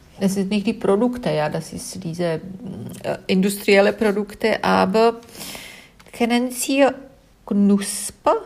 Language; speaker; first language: German; non-native, fluent; Czech